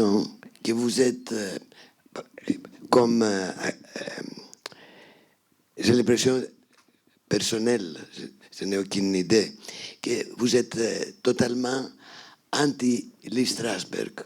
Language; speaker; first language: French; non-native, fluent; Greek